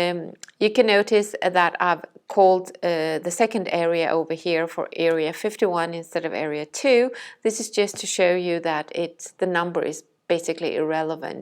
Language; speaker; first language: English; non-native, fluent; Danish